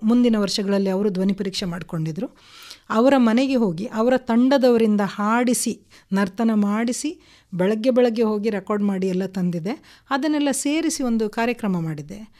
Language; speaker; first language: Kannada; non-native, local second language; Konkani